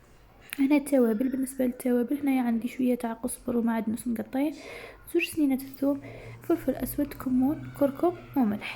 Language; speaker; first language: Arabic; native; Arabic